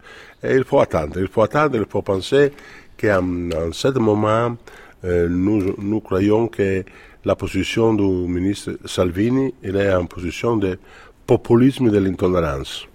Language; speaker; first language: French; non-native, fluent; Italian